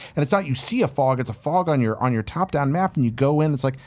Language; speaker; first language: English; native; English